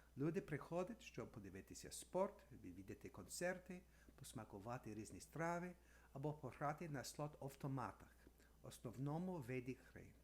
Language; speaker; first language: Ukrainian; non-native, learner; English